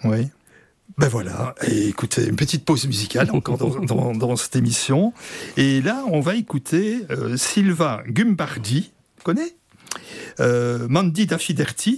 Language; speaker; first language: French; native; French